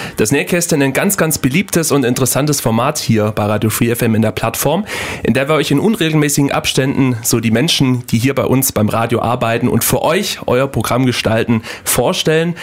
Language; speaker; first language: German; native; German